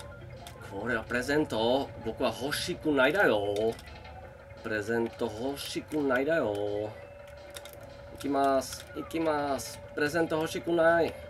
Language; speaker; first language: Japanese; non-native, learner; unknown